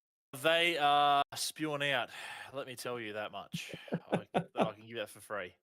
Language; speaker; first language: English; native; English